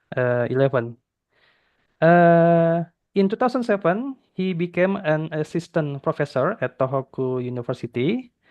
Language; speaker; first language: English; non-native, fluent; Indonesian